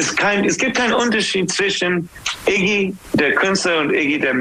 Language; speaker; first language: German; non-native, fluent; English